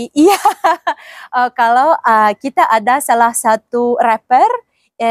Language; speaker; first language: Indonesian; non-native, fluent; Ukrainian